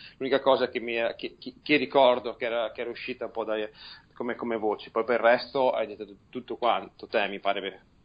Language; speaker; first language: Italian; native; Italian